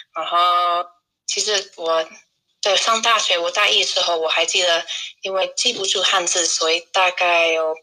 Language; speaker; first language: Chinese; non-native, fluent; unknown